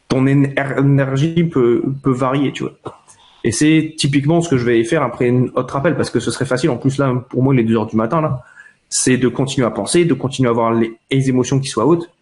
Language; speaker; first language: French; native; French